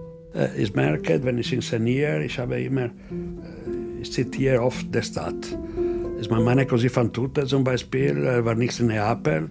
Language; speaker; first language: German; non-native, fluent; Italian